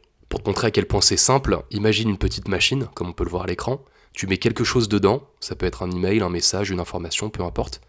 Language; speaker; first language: French; native; French